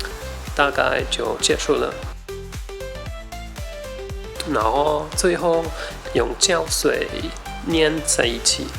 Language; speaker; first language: Chinese; non-native, fluent; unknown